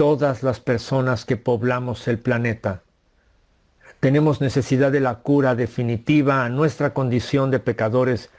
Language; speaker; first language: Spanish; native; Spanish